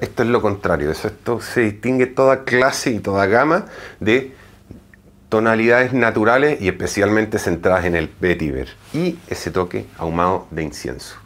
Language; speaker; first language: Spanish; native; Spanish